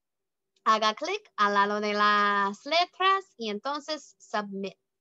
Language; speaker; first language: Spanish; non-native, learner; English